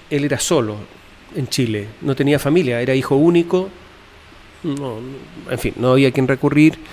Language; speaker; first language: Spanish; native; Spanish